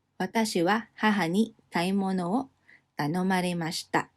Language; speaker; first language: Japanese; non-native, fluent; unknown